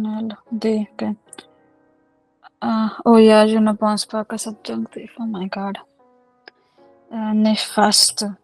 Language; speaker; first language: French; non-native, learner; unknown